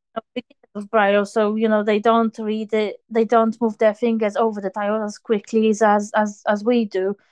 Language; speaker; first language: English; non-native, fluent; Polish